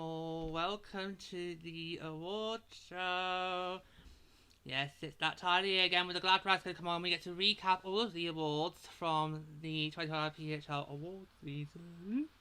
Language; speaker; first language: English; native; English